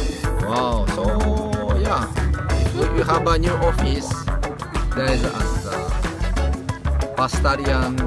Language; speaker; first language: English; non-native, learner; Japanese